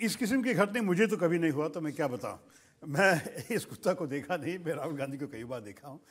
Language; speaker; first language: Hindi; non-native, local second language; Malayalam